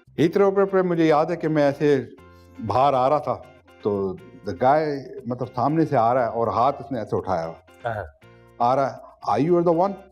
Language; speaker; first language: Urdu; non-native, local second language; Pashto